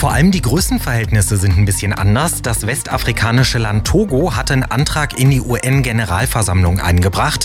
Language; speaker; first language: German; native; German